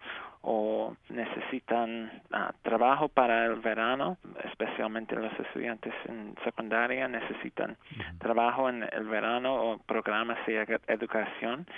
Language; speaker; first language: Spanish; non-native, fluent; English